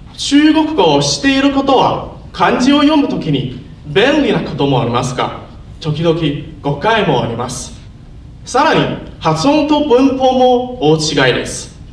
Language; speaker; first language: Japanese; non-native, learner; Chinese